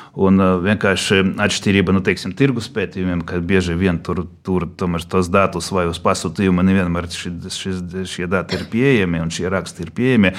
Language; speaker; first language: Latvian; non-native, local second language; Russian